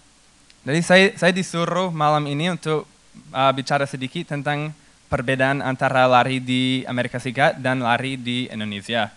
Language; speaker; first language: Indonesian; non-native, fluent; English